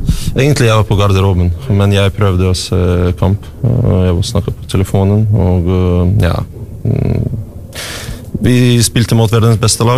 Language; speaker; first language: Norwegian; non-native, learner; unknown